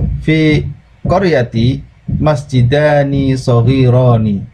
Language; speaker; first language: Arabic; non-native, fluent; Indonesian